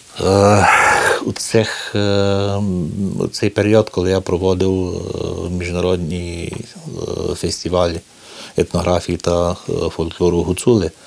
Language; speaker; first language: Ukrainian; early bilingual, heritage; Ukrainian